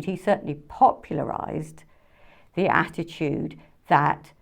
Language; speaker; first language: English; native; English